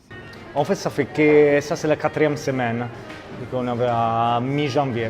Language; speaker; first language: French; non-native, fluent; Italian